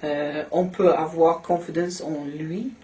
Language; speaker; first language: French; non-native, learner; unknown